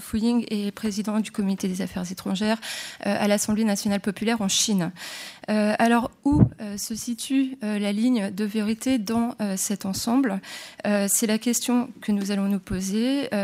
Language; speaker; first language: French; native; French